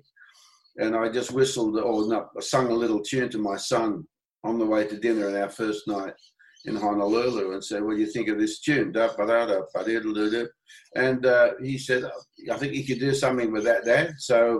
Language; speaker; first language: English; native; English